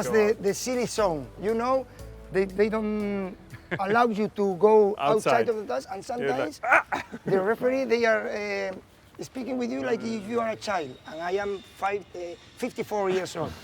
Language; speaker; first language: English; non-native, fluent; Spanish